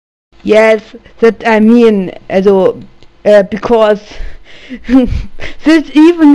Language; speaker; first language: English; non-native, learner; German